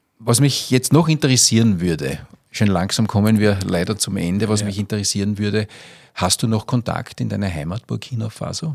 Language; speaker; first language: German; native; German